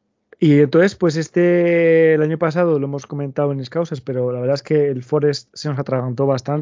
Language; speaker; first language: Spanish; native; Spanish